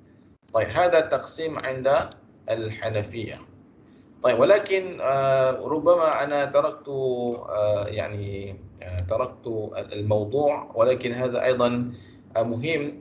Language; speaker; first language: Arabic; non-native, fluent; Malay